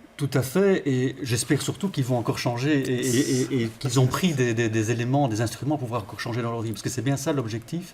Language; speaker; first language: French; native; French